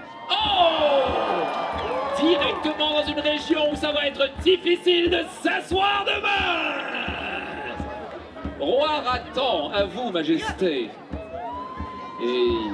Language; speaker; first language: French; native; French